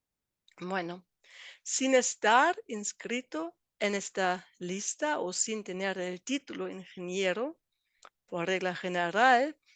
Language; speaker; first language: Spanish; non-native, fluent; German